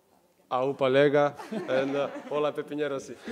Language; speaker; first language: Spanish; non-native, learner; Serbian